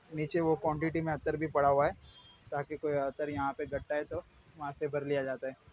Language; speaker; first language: Hindi; non-native, local second language; Gujarati